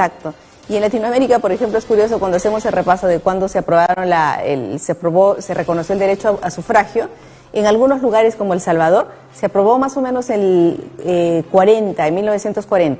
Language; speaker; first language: Spanish; native; Spanish